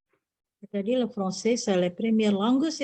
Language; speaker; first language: French; non-native, fluent; Indonesian